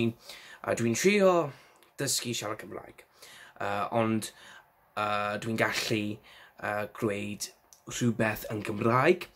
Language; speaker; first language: Welsh; non-native, learner; English